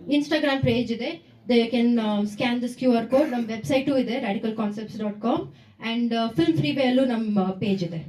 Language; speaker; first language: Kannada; non-native, local second language; Tamil